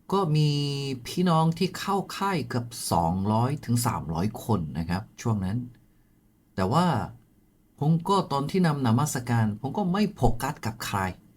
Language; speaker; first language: Thai; non-native, fluent; Korean